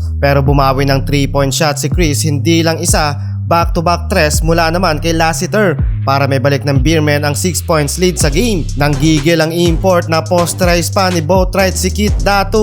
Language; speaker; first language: Filipino; native; Filipino